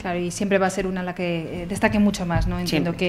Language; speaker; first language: Spanish; native; Spanish